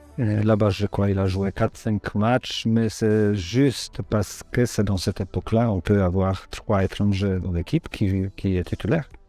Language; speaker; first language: French; non-native, learner; Polish